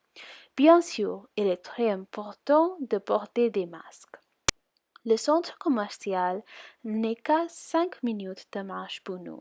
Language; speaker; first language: French; non-native, learner; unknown